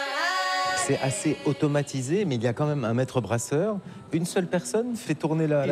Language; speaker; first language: French; native; French